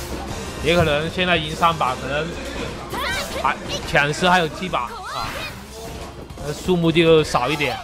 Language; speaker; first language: Chinese; native; Chinese